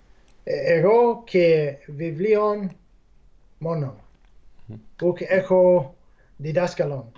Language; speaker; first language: Greek; non-native, fluent; English